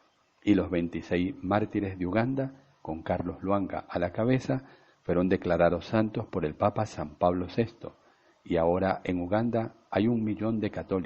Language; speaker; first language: Spanish; native; Spanish